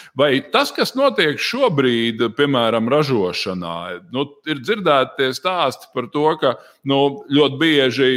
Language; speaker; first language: Latvian; native; Latvian